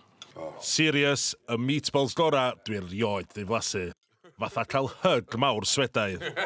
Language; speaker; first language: Welsh; native; Welsh